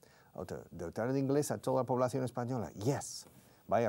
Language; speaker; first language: Spanish; non-native, fluent; English